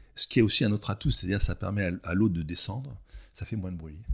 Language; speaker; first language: French; native; French